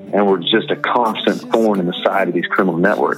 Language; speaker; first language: English; native; English